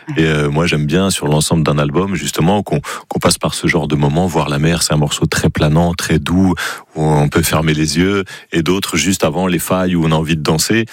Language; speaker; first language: French; native; French